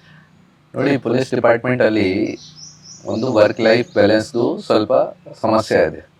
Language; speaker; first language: Kannada; non-native, local second language; Hindi